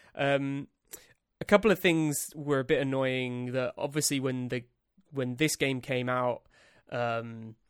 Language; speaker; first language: English; native; English